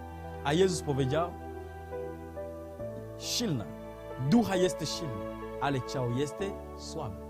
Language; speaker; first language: Polish; non-native, learner; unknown